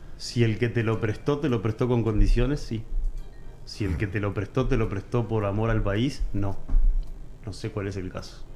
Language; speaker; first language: Spanish; native; Spanish